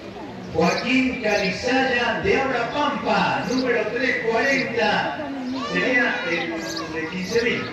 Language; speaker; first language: Spanish; native; Spanish